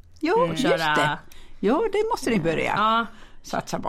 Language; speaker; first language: Swedish; non-native, fluent; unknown